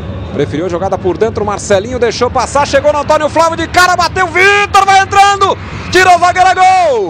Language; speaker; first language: Portuguese; native; Portuguese